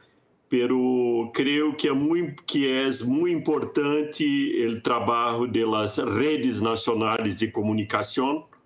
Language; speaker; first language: Spanish; non-native, fluent; Portuguese